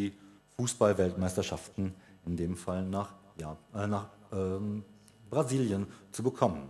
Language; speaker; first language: German; native; German